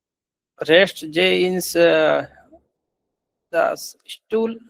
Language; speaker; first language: German; non-native, learner; Hindi